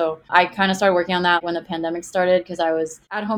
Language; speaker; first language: English; non-native, fluent; Hebrew